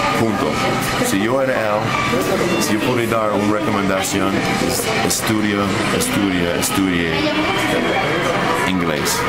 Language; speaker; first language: Spanish; non-native, fluent; English